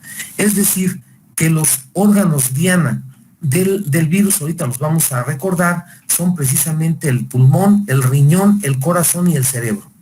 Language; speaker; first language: Spanish; native; Spanish